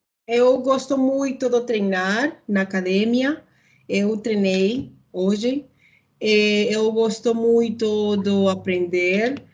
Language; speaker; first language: Portuguese; non-native, learner; Spanish